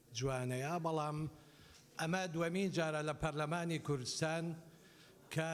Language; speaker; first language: Central Kurdish; non-native, local second language; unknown